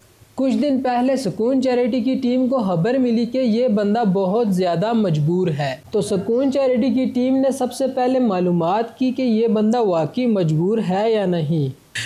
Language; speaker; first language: Urdu; native; Urdu